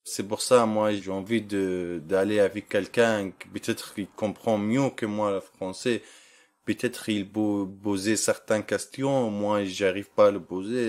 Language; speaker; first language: French; non-native, learner; Arabic